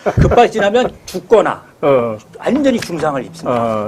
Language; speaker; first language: Korean; native; Korean